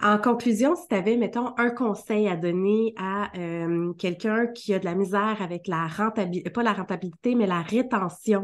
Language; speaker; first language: French; native; French